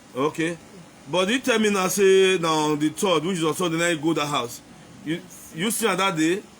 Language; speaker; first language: Nigerian Pidgin; non-native, local second language; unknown